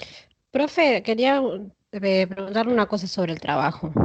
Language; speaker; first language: Spanish; native; Spanish